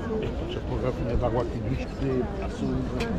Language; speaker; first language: Portuguese; native; Portuguese